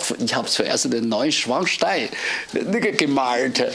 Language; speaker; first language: German; non-native, learner; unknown